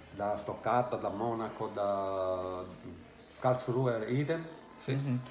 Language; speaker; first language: Italian; native; Italian